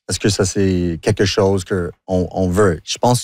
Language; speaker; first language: French; non-native, local second language; English